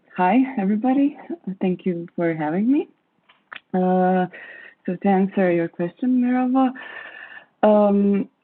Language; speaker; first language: English; non-native, fluent; Croatian